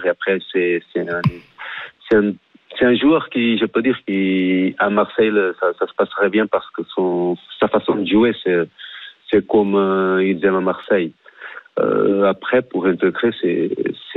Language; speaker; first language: French; non-native, fluent; Portuguese